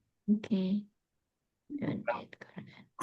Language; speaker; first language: English; non-native, local second language; Indonesian